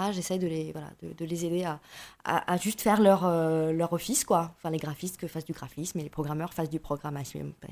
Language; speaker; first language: French; early bilingual, other home language; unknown